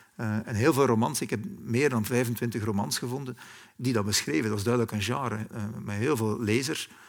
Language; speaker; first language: Dutch; native; Dutch